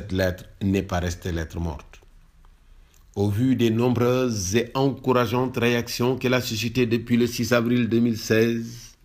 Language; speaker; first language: French; non-native, local second language; Wolof